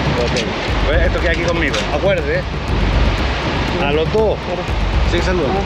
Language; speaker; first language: Spanish; native; Spanish